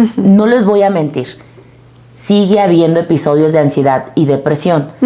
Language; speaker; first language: Spanish; native; Spanish